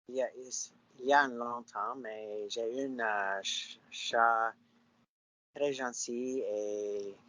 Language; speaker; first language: French; non-native, learner; English